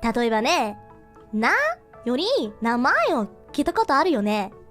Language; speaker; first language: Japanese; non-native, learner; English